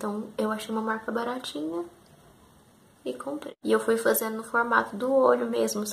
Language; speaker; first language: Portuguese; native; Portuguese